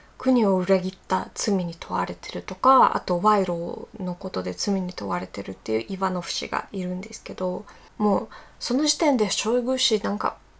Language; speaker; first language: Japanese; non-native, fluent; Russian